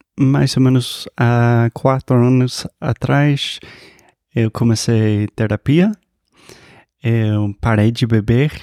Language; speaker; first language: Portuguese; non-native, fluent; English